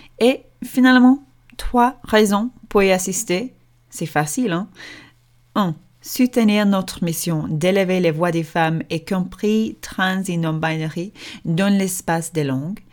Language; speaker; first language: French; non-native, fluent; English